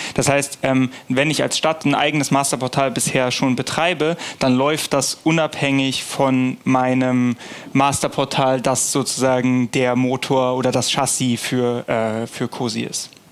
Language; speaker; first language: German; native; German